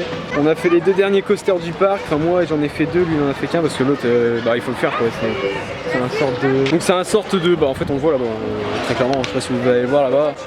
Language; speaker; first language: French; native; French